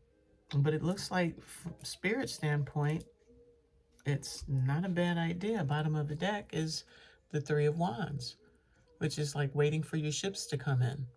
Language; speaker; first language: English; native; English